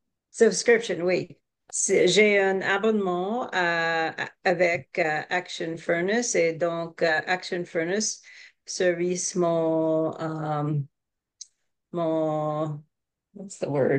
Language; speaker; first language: French; non-native, learner; English